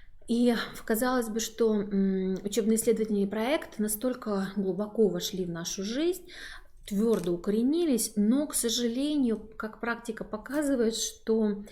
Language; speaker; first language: Russian; native; Russian